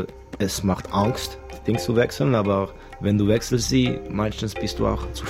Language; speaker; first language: German; non-native, local second language; French